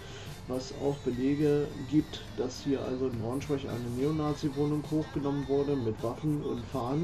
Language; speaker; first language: German; native; German